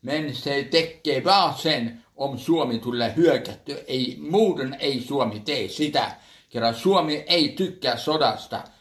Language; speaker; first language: Finnish; early bilingual, heritage; Finnish